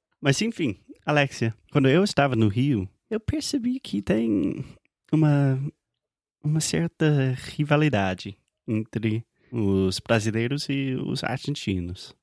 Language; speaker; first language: Portuguese; non-native, fluent; English